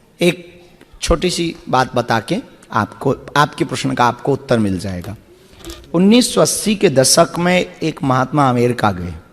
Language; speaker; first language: Hindi; native; Hindi